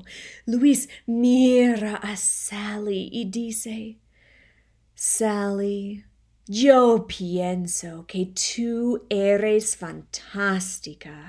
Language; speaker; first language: Spanish; non-native, fluent; English